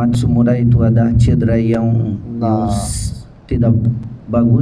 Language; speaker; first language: Indonesian; non-native, fluent; Portuguese